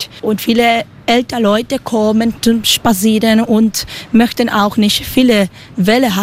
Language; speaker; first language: German; non-native, learner; Spanish